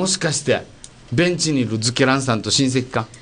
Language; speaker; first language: Japanese; native; Japanese